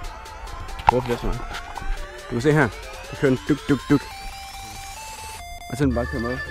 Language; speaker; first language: Danish; native; Danish